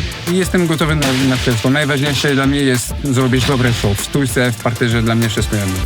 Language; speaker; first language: Polish; non-native, fluent; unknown